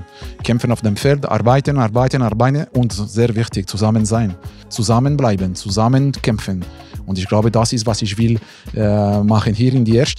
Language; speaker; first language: German; non-native, local second language; French